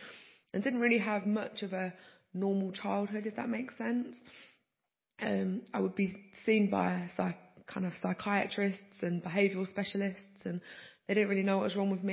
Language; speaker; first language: English; native; English